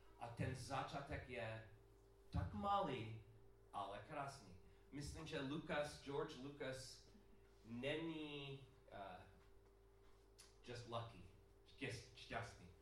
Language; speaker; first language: Czech; non-native, learner; English